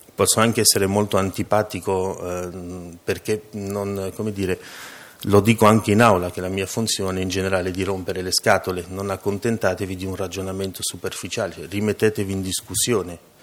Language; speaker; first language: Italian; non-native, fluent; French